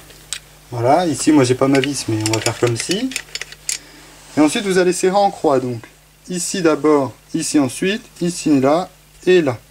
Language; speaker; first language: French; native; French